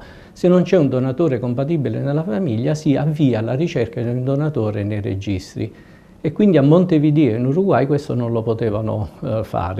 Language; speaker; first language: Italian; native; Italian